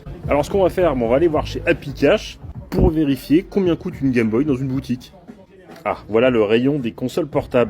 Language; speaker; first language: French; native; French